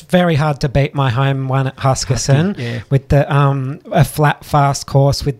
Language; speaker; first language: English; native; English